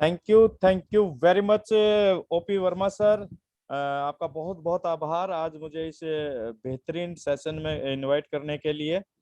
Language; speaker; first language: Hindi; native; Hindi